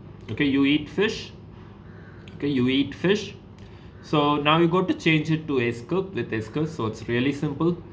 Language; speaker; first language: English; non-native, local second language; Tamil